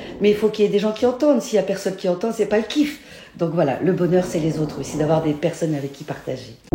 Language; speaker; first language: French; native; French